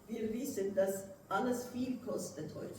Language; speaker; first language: German; non-native, fluent; Portuguese